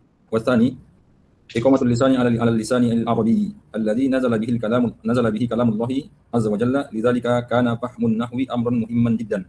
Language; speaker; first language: Arabic; non-native, learner; Indonesian